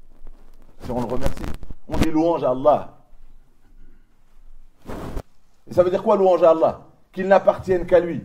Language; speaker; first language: French; native; French